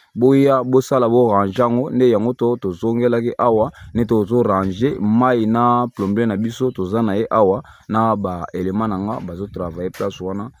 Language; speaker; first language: Lingala; non-native, local second language; Kongo